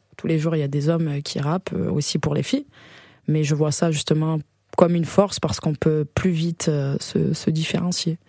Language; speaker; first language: French; native; French